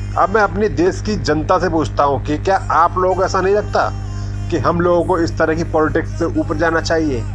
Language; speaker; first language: Hindi; native; Hindi